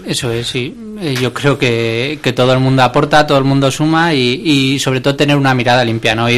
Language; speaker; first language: Spanish; native; Spanish